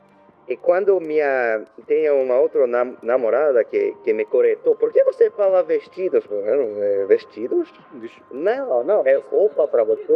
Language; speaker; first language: Portuguese; non-native, learner; French